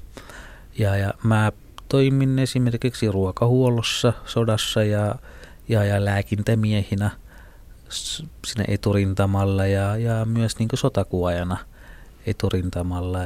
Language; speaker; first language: Finnish; non-native, fluent; Tamil